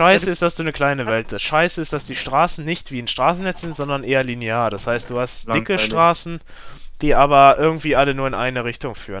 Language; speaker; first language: German; native; German